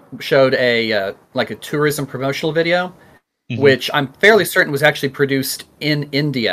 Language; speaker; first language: English; native; English